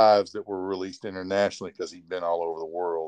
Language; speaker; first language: English; native; English